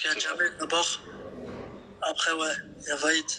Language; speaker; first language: French; native; French